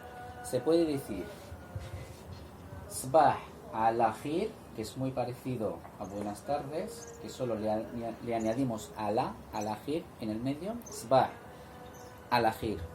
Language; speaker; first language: Spanish; non-native, fluent; Arabic